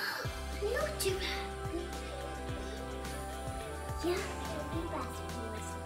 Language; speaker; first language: English; early bilingual, other home language; Bangla